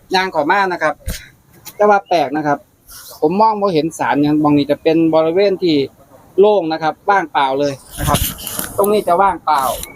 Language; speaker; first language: Thai; native; Thai